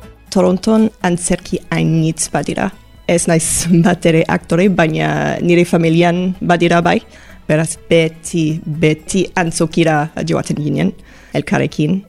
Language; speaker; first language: Basque; non-native, learner; English